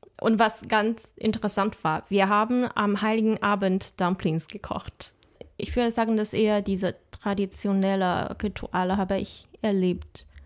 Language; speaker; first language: German; non-native, fluent; Chinese